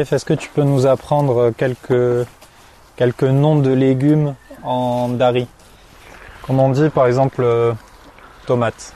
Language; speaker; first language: French; native; French